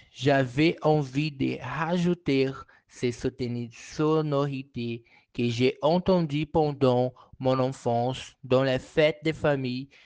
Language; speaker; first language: French; non-native, learner; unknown